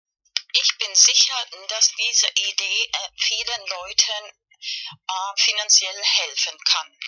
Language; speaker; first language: German; non-native, fluent; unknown